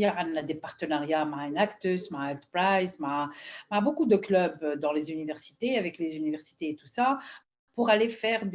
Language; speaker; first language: French; non-native, local second language; Arabic